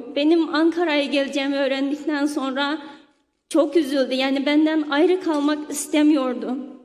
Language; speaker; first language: Turkish; non-native, fluent; Uyghur